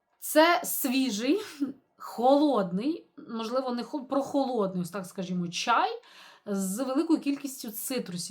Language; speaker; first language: Ukrainian; native; Ukrainian